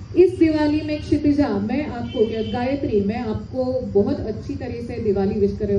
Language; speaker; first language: Hindi; non-native, local second language; Marathi